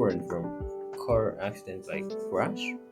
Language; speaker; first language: English; non-native, learner; Japanese